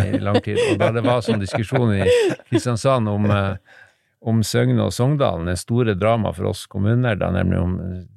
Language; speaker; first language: Norwegian; native; Norwegian